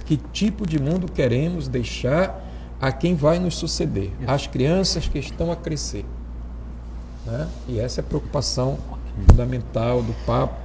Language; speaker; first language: Portuguese; native; Portuguese